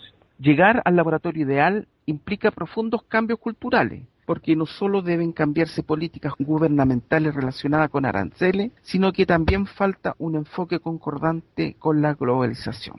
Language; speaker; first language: Spanish; native; Spanish